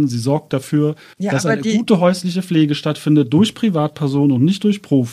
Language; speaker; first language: German; native; German